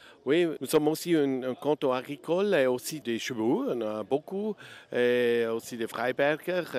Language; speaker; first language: French; non-native, learner; German